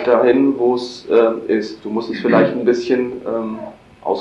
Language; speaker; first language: German; native; German